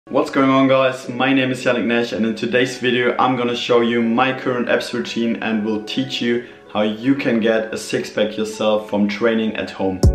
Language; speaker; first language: English; non-native, fluent; German